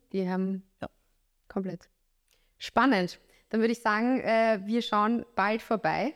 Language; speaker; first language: German; native; German